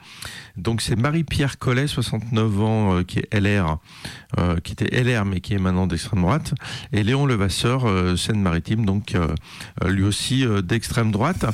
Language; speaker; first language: French; native; French